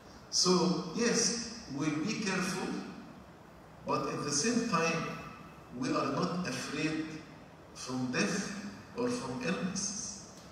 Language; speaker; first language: English; non-native, fluent; Arabic